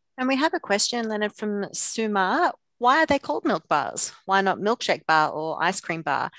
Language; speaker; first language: English; native; English